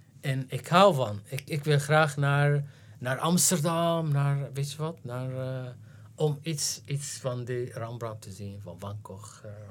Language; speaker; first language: Dutch; non-native, learner; Arabic